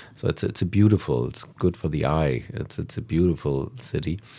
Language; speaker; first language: English; non-native, fluent; German